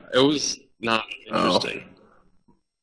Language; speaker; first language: English; native; English